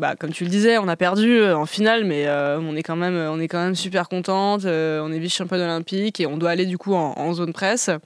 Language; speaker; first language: French; native; French